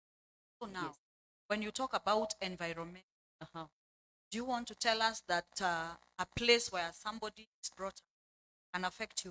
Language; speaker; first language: English; non-native, local second language; Swahili